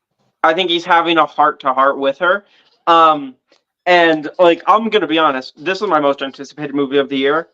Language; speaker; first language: English; native; English